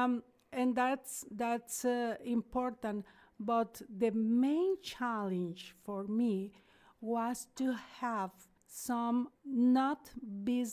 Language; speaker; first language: English; non-native, learner; Spanish